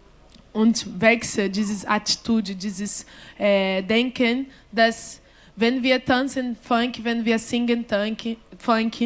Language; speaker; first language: German; non-native, learner; Portuguese